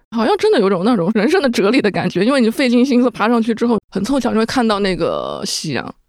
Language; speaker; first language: Chinese; native; Chinese